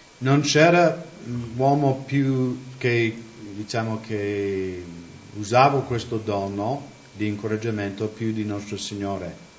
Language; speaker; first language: Italian; non-native, fluent; English